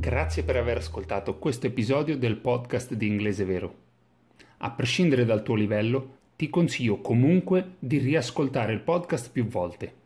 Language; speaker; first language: English; non-native, fluent; Italian